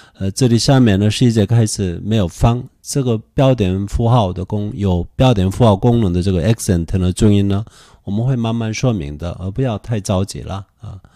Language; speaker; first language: Chinese; non-native, fluent; Korean